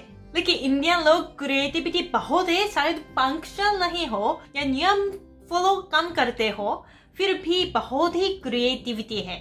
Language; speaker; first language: Hindi; non-native, fluent; Japanese